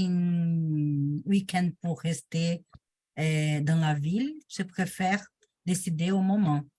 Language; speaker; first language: French; non-native, learner; Portuguese